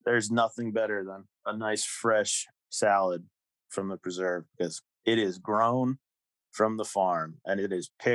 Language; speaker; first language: English; native; English